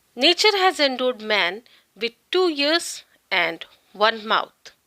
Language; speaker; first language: English; non-native, local second language; Marathi